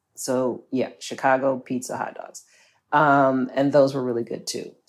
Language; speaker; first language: English; native; English